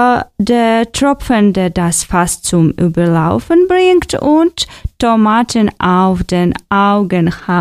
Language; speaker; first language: German; non-native, fluent; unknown